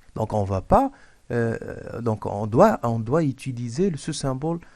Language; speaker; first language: French; non-native, local second language; Arabic